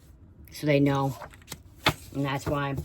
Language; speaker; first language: English; native; English